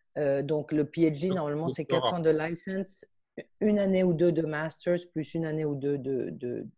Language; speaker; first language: French; early bilingual, heritage; Spanish